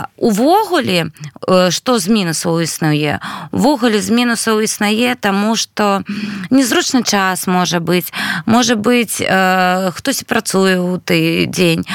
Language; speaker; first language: Belarusian; non-native, local second language; Russian